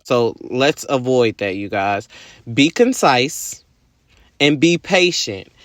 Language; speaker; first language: English; native; English